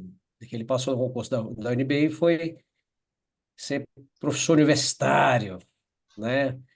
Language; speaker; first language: Portuguese; native; Portuguese